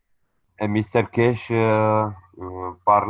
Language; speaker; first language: French; non-native, learner; Romanian